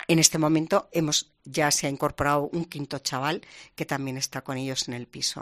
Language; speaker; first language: Spanish; native; Spanish